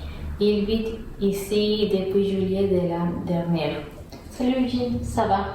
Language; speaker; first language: French; non-native, learner; Spanish